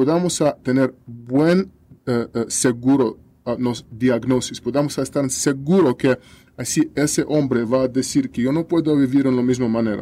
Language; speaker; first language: Spanish; non-native, learner; Russian